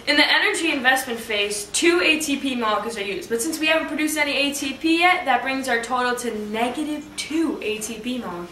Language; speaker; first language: English; native; English